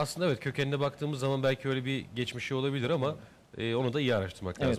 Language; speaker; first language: Turkish; native; Turkish